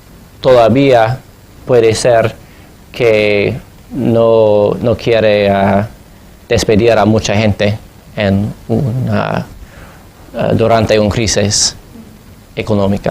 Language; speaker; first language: Spanish; non-native, fluent; English